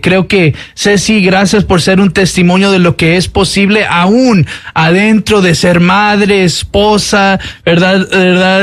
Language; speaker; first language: Spanish; early bilingual, heritage; Spanish